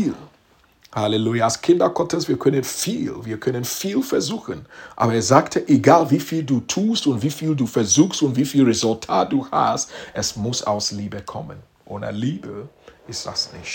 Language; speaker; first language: German; non-native, fluent; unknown